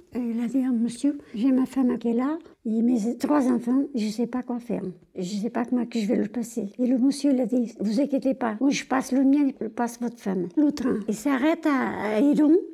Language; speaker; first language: French; non-native, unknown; Portuguese